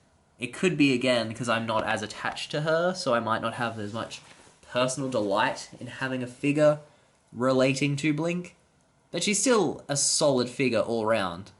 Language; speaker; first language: English; native; English